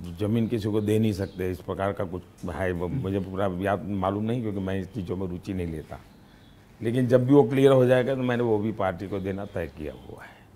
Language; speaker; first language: Hindi; non-native, local second language; Gujarati